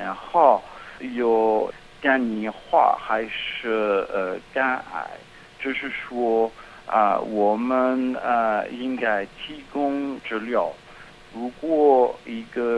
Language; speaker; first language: Chinese; non-native, fluent; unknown